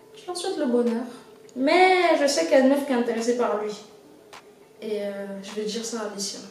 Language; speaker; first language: French; native; French